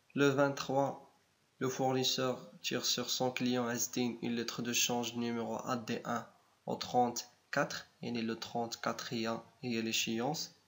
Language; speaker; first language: French; non-native, local second language; Arabic